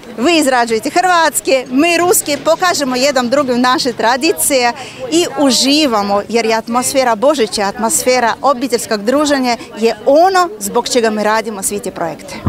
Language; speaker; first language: Croatian; non-native, fluent; Russian